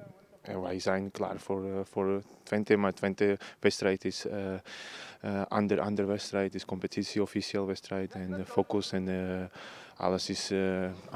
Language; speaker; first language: Dutch; non-native, learner; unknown